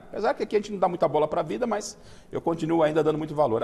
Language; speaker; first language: Portuguese; native; Portuguese